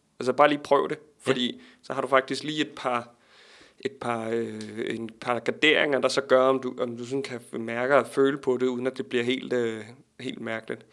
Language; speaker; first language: Danish; native; Danish